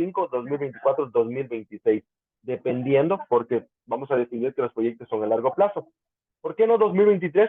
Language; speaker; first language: Spanish; native; Spanish